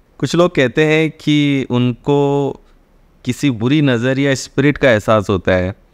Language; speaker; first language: Hindi; native; Hindi